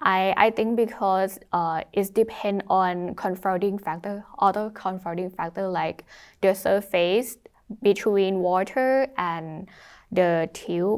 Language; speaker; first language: English; non-native, fluent; Thai